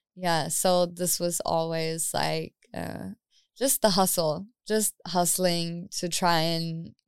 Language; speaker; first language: English; native; English